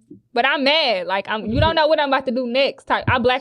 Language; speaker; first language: English; native; English